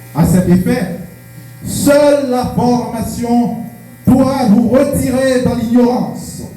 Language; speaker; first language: French; non-native, local second language; Haitian Creole